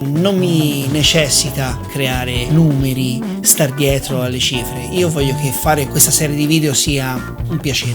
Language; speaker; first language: Italian; native; Italian